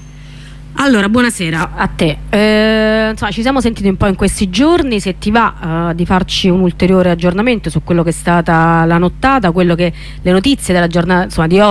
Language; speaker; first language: Italian; native; Italian